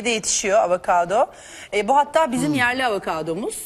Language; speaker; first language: Turkish; native; Turkish